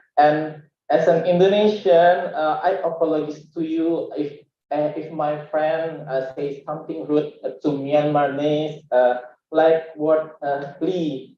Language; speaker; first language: English; non-native, learner; Indonesian